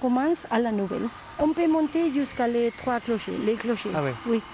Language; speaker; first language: French; non-native, fluent; Spanish